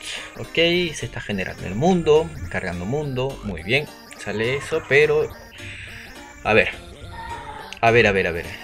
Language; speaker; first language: Spanish; native; Spanish